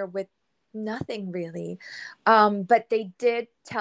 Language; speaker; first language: English; early bilingual, other home language; Spanish